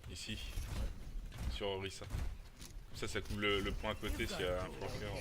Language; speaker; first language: French; native; French